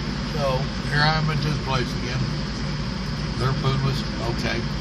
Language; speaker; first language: English; native; English